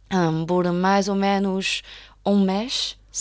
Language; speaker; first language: Portuguese; non-native, fluent; Chinese